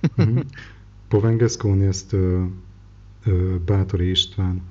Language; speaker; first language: Polish; non-native, learner; Hungarian